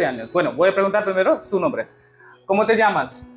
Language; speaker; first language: Spanish; non-native, learner; Hindi